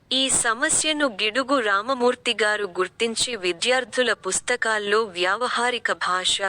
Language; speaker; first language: Telugu; native; Telugu